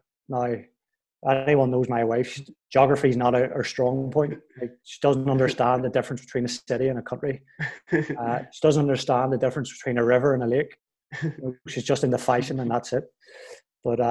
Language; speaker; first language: English; native; English